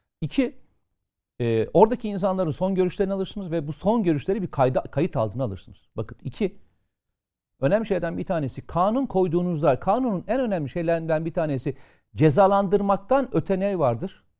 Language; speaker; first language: Turkish; native; Turkish